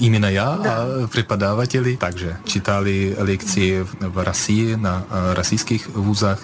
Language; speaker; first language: Russian; non-native, fluent; Czech